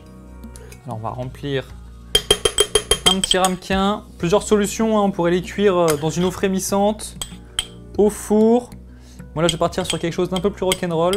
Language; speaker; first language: French; native; French